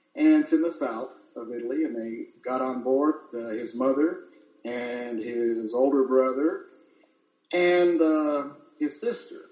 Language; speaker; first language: English; early bilingual, other home language; Italian